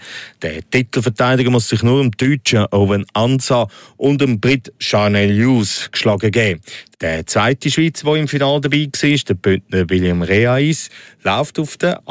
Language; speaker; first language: German; native; German